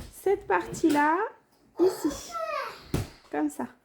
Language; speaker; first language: French; native; French